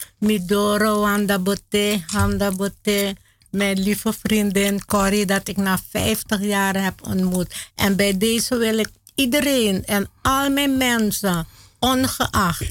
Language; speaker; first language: Dutch; non-native, learner; Spanish